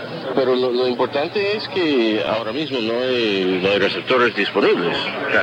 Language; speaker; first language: Spanish; non-native, fluent; English